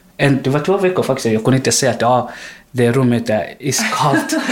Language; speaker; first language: Swedish; non-native, learner; Swahili